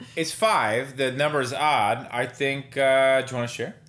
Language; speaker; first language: English; native; English